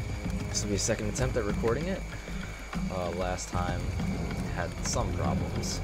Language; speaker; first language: English; native; English